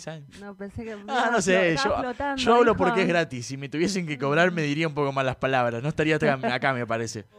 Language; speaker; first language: Spanish; native; Spanish